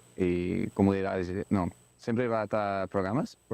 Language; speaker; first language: Spanish; non-native, learner; English